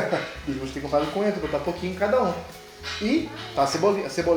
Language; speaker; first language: Portuguese; native; Portuguese